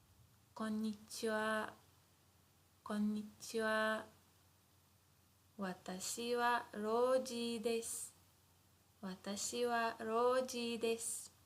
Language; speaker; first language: Japanese; non-native, fluent; English